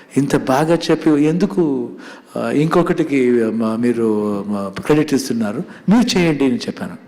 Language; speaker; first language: Telugu; non-native, learner; Kannada